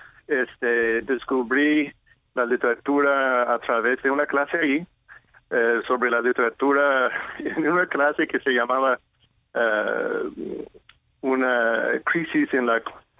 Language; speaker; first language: Spanish; non-native, fluent; English